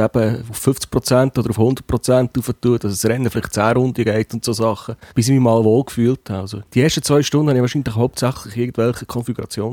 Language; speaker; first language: German; native; German